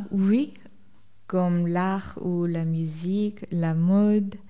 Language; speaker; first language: French; non-native, fluent; Korean